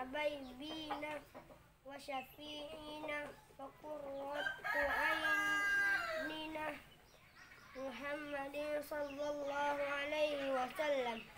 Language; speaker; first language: Arabic; non-native, learner; Indonesian